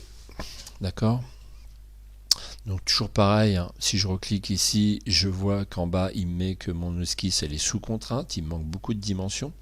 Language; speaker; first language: French; native; French